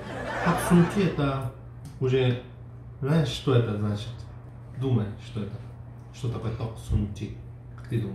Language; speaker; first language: Russian; non-native, learner; Korean